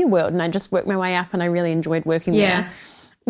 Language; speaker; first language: English; native; English